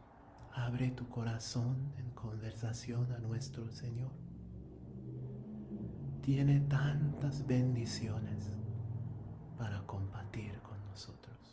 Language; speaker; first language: Spanish; non-native, fluent; English